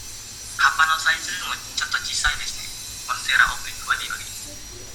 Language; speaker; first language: Japanese; non-native, learner; Indonesian